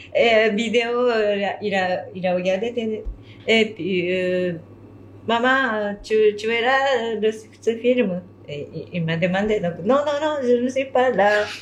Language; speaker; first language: French; non-native, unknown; Japanese